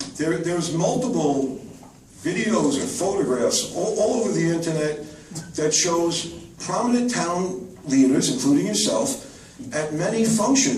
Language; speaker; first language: English; native; English